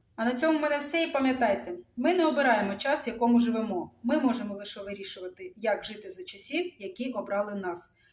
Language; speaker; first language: Ukrainian; non-native, local second language; Russian